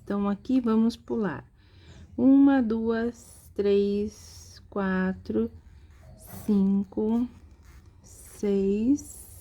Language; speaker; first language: Portuguese; native; Portuguese